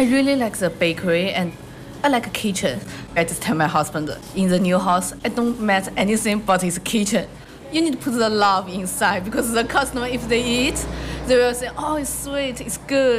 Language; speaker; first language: English; non-native, learner; Chinese